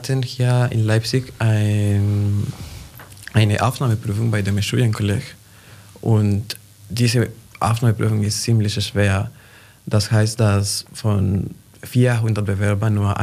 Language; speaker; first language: German; non-native, fluent; Spanish